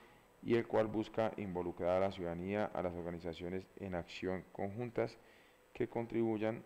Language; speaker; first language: Spanish; native; Spanish